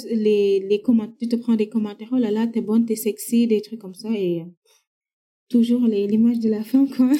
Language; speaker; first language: French; non-native, local second language; Wolof